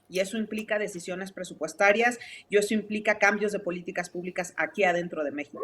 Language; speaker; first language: Spanish; native; Spanish